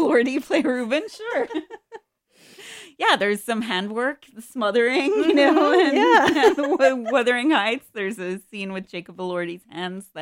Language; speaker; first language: English; native; English